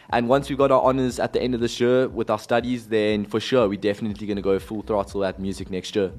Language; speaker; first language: English; native; English